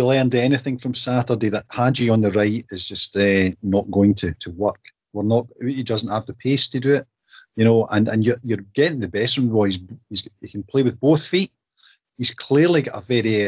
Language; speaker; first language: English; native; English